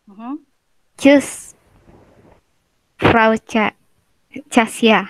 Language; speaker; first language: German; non-native, learner; Indonesian